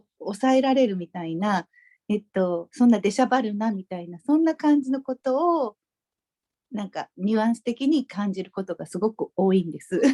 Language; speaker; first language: Japanese; native; Japanese